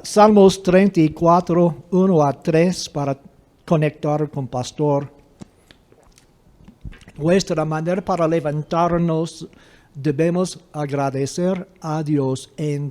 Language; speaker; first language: Spanish; non-native, fluent; English